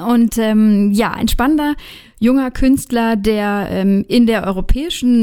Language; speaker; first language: German; native; German